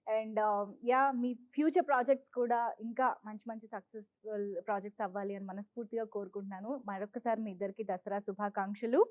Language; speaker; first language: Telugu; native; Telugu